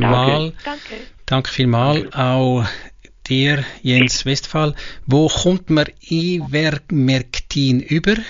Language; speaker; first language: German; native; German